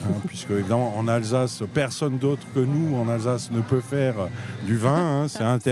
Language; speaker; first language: French; native; French